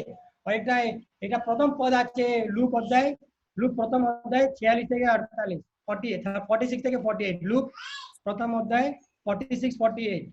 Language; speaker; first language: Bangla; non-native, learner; Hindi